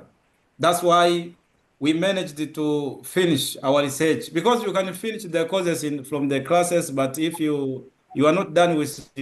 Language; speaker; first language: English; non-native, local second language; Swahili